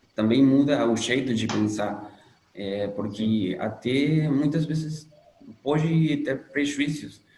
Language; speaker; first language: Portuguese; non-native, fluent; Spanish